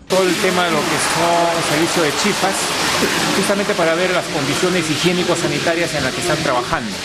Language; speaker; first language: Spanish; native; Spanish